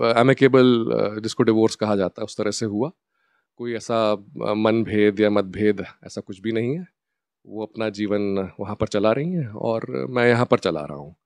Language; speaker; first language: Hindi; native; Hindi